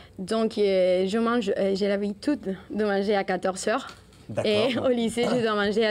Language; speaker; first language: French; non-native, learner; Spanish